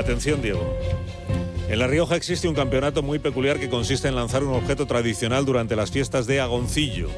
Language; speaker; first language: Spanish; native; Spanish